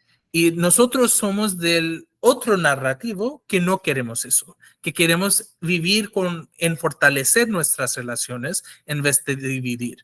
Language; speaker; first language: Spanish; non-native, fluent; English